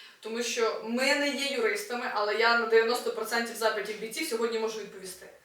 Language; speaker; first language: Ukrainian; non-native, local second language; Russian